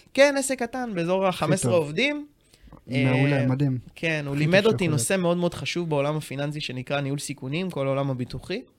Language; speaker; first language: Hebrew; native; Hebrew